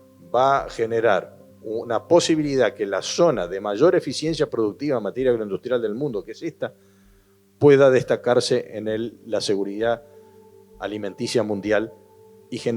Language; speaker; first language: Spanish; native; Spanish